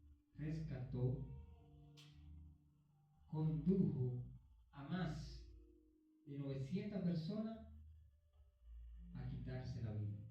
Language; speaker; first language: Spanish; native; Spanish